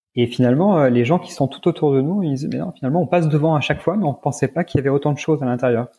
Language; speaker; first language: French; native; French